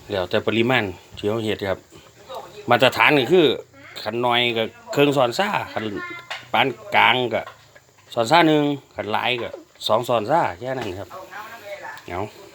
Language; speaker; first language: Thai; native; Thai